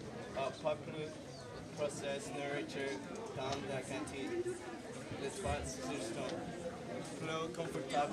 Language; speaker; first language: French; non-native, learner; English